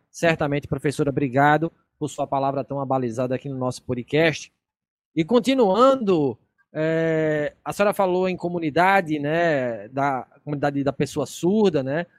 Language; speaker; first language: Portuguese; native; Portuguese